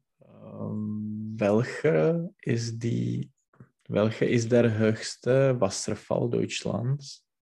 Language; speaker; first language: German; non-native, learner; Czech